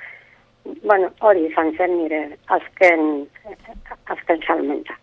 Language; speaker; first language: Basque; non-native, local second language; Spanish